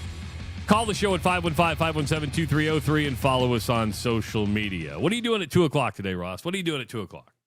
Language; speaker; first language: English; native; English